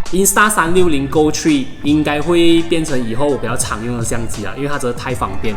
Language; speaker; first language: Chinese; native; Chinese